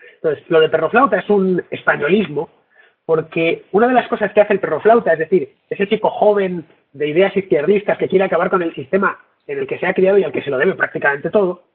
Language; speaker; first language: Spanish; native; Spanish